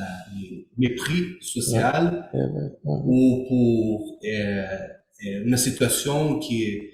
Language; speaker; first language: French; non-native, learner; Portuguese